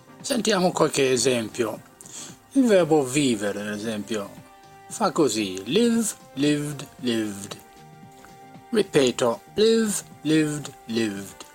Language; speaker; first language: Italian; non-native, fluent; English